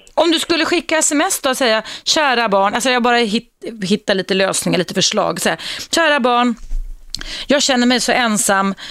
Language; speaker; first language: Swedish; native; Swedish